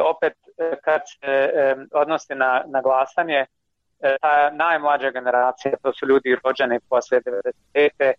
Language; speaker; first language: Croatian; non-native, fluent; English